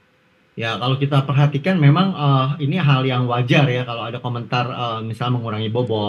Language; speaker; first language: Indonesian; native; Indonesian